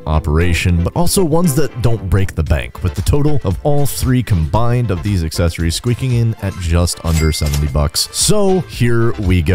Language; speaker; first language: English; native; English